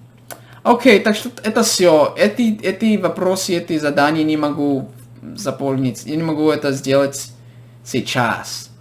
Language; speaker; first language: Russian; non-native, fluent; English